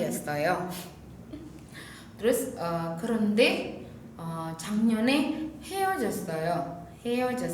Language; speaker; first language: Korean; non-native, fluent; Indonesian